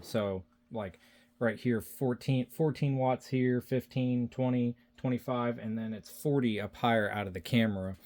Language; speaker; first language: English; native; English